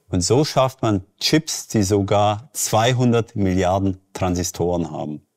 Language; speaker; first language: German; native; German